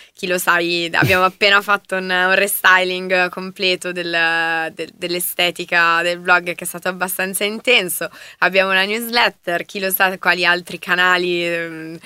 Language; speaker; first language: Italian; native; Italian